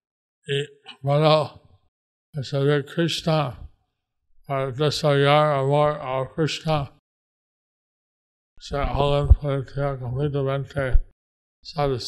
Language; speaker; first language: Spanish; non-native, learner; English